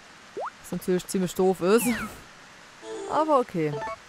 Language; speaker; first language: German; native; German